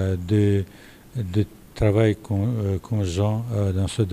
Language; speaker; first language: French; non-native, fluent; Russian